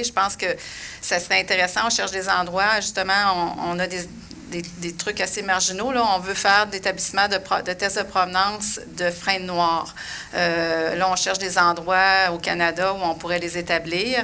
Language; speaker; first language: French; native; French